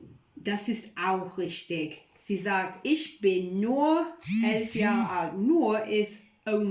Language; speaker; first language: German; non-native, fluent; English